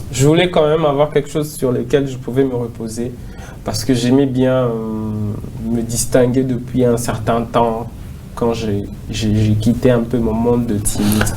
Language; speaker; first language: French; non-native, local second language; Swahili